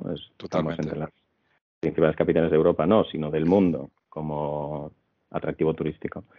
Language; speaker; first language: Spanish; native; Spanish